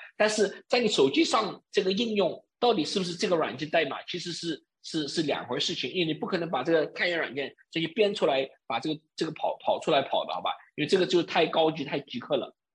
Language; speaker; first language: Chinese; early bilingual, heritage; Chinese